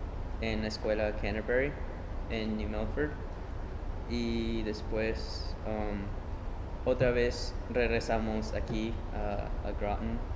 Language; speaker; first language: Spanish; early bilingual, heritage; Spanish